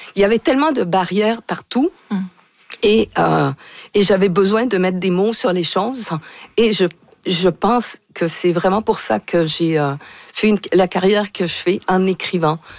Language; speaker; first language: French; native; French